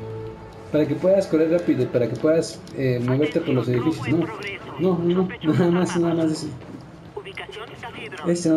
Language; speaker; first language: Spanish; native; Spanish